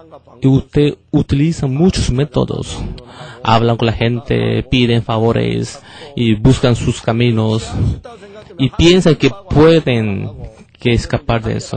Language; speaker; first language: Spanish; non-native, fluent; Korean